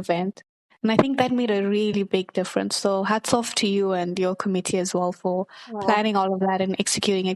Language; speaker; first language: English; early bilingual, other home language; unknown